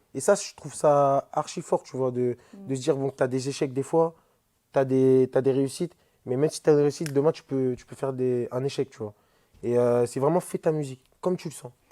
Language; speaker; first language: French; early bilingual, other home language; Wolof